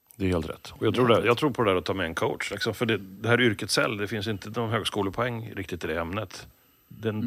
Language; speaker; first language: Swedish; native; Swedish